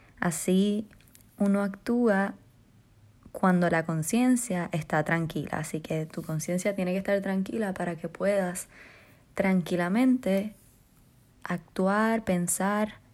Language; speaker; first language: Spanish; native; Spanish